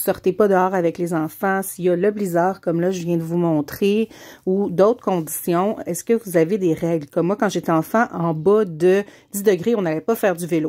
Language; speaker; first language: French; native; French